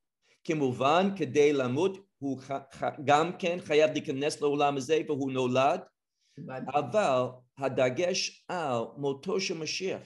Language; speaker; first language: Hebrew; non-native, fluent; English